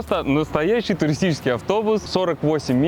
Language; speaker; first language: Russian; native; Russian